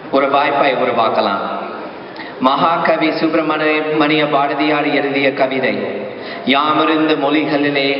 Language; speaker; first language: Tamil; non-native, fluent; English